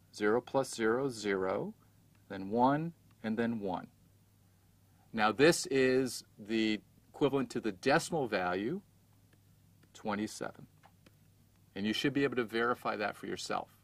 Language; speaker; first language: English; native; English